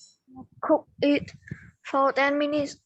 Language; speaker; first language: English; non-native, learner; Vietnamese